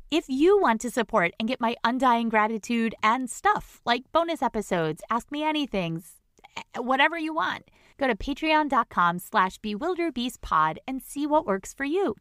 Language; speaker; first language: English; native; English